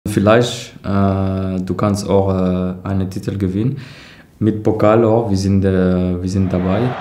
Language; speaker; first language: German; non-native, learner; French